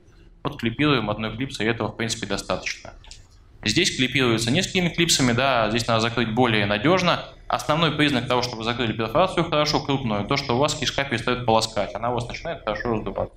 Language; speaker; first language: Russian; native; Russian